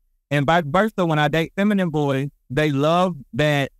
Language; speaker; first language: English; native; English